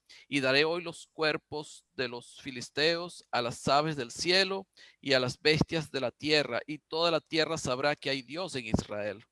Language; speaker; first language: Spanish; native; Spanish